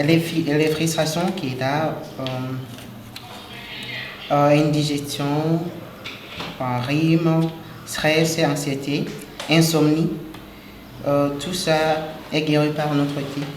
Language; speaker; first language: French; non-native, local second language; Rundi